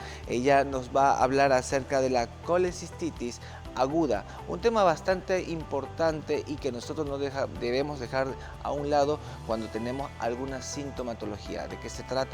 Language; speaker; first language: Spanish; native; Spanish